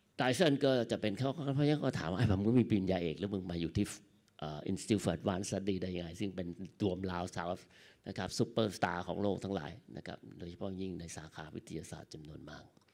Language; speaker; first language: Thai; native; Thai